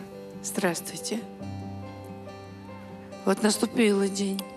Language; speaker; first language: Russian; non-native, fluent; Georgian